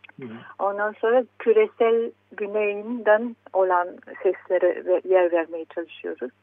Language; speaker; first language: Turkish; non-native, fluent; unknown